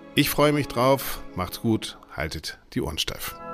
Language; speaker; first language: German; native; German